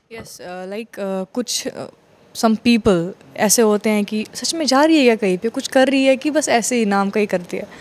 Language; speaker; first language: Hindi; non-native, local second language; Kashmiri